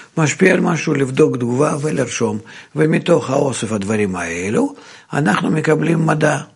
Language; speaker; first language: Hebrew; native; Hebrew